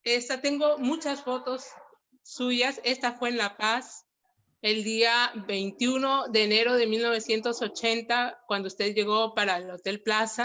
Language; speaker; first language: Spanish; native; Spanish